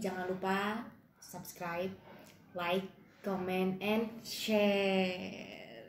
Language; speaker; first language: English; non-native, learner; Indonesian